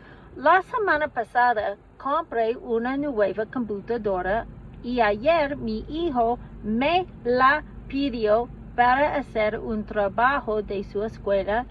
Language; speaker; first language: Spanish; non-native, learner; English